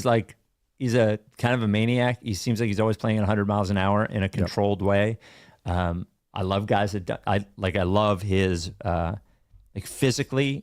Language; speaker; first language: English; native; English